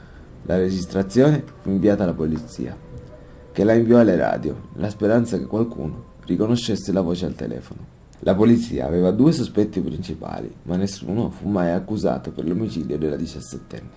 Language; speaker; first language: Italian; native; Italian